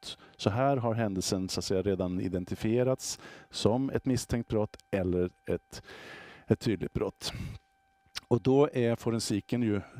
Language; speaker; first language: Swedish; native; Swedish